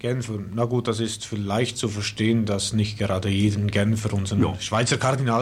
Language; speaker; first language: German; native; German